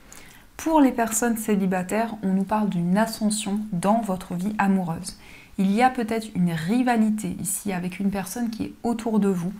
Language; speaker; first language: French; native; French